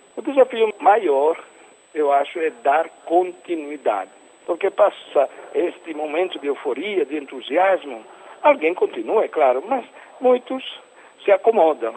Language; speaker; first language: Portuguese; non-native, fluent; Italian